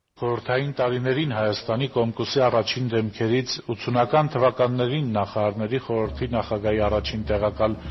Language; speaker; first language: Armenian; native; Armenian